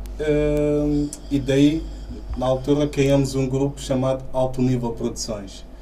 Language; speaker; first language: Portuguese; early bilingual, other home language; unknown